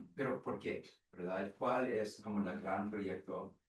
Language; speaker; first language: Spanish; non-native, learner; English